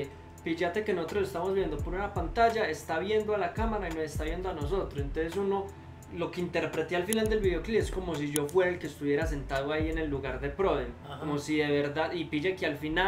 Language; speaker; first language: Spanish; native; Spanish